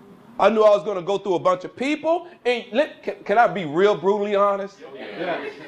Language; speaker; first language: English; native; English